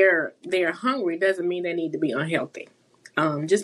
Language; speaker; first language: English; native; English